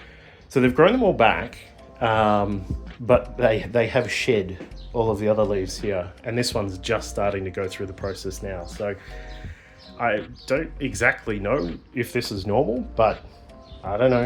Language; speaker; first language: English; native; English